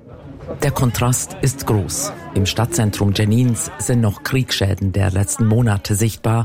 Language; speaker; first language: German; native; German